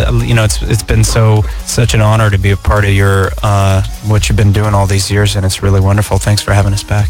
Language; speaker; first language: English; native; English